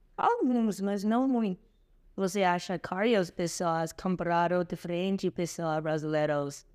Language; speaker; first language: Portuguese; non-native, learner; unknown